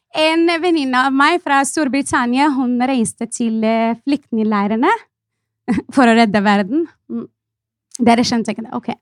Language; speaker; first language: Norwegian; non-native, fluent; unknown